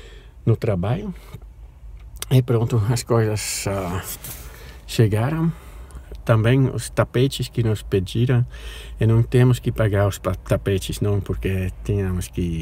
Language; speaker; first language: Portuguese; non-native, fluent; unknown